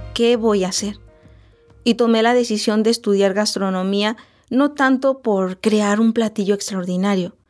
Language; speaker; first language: Spanish; non-native, local second language; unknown